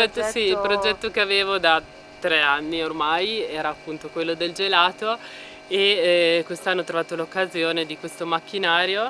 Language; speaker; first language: Italian; native; Italian